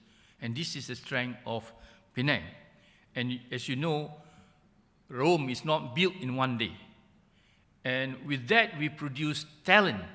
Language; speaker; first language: English; non-native, local second language; Malay